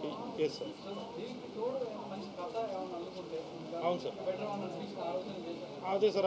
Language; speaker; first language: Telugu; native; Telugu